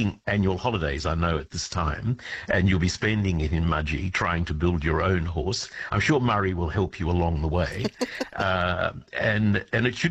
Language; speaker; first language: English; native; English